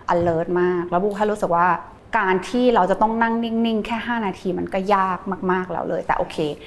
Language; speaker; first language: Thai; early bilingual, heritage; Thai